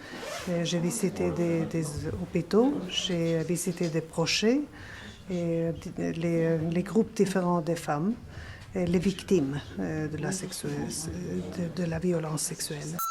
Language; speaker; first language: French; non-native, learner; Swedish